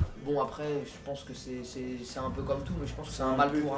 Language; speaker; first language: French; native; French